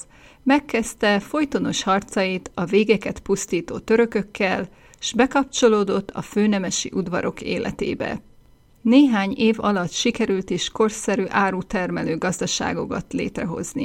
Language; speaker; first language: Hungarian; native; Hungarian